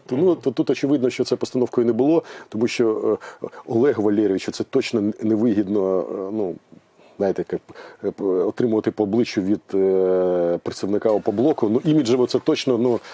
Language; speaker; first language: Ukrainian; native; Ukrainian